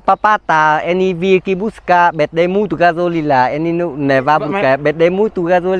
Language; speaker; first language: Portuguese; non-native, learner; Vietnamese